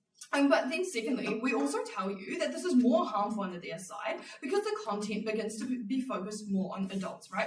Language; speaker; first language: English; native; English